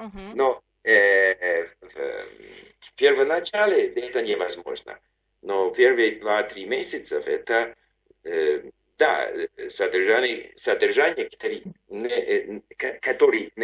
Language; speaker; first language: Russian; non-native, learner; English